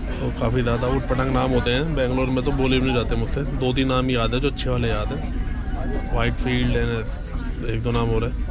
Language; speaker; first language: Hindi; native; Hindi